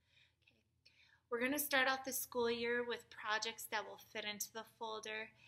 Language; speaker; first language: English; native; English